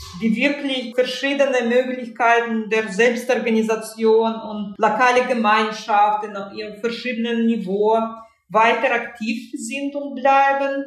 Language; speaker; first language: German; non-native, fluent; Russian